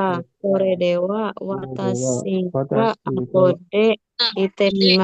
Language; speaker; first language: Japanese; non-native, learner; Indonesian